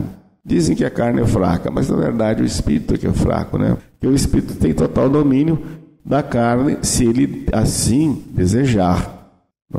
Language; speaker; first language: Portuguese; native; Portuguese